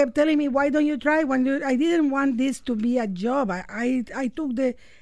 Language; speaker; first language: English; non-native, fluent; Spanish